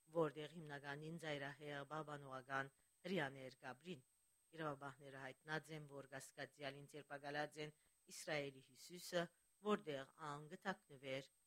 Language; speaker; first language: Armenian; early bilingual, heritage; Armenian